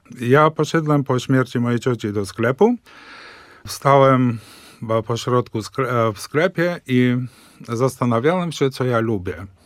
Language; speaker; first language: Polish; early bilingual, heritage; Polish